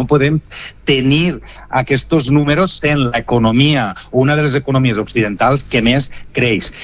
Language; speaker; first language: Catalan; non-native, local second language; Spanish